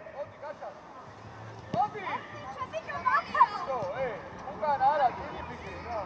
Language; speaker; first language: Georgian; native; Georgian